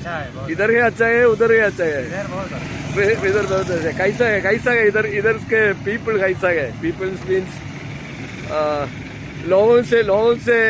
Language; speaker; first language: Hindi; non-native, learner; Malayalam